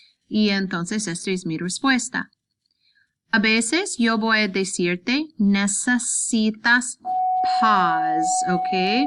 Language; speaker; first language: Spanish; non-native, learner; English